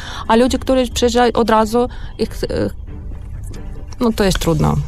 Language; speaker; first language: Polish; non-native, learner; Ukrainian